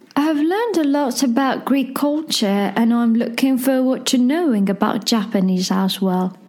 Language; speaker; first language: English; non-native, fluent; Persian